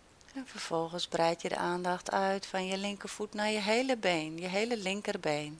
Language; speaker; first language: Dutch; native; Dutch